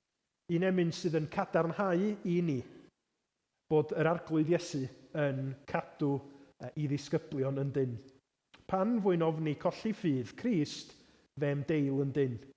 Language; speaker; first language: Welsh; native; Welsh